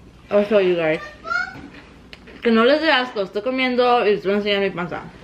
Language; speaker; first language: Spanish; early bilingual, heritage; Spanish